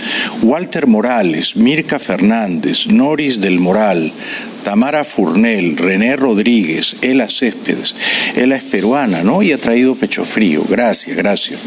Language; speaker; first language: Spanish; native; Spanish